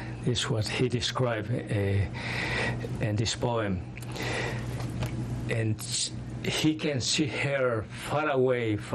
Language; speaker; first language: English; non-native, fluent; Spanish